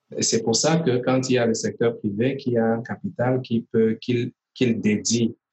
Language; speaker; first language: French; native; French